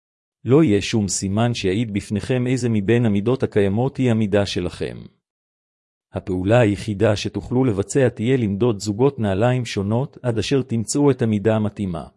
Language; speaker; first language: Hebrew; native; Hebrew